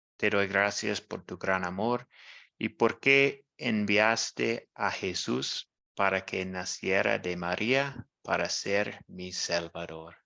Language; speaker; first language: Spanish; non-native, learner; English